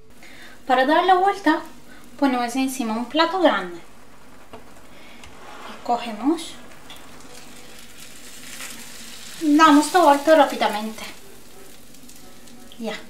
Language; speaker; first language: Spanish; non-native, learner; Turkish